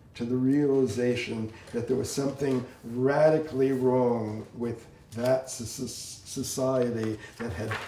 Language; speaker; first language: English; native; English